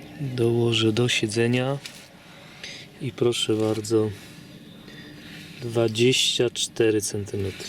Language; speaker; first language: Polish; native; Polish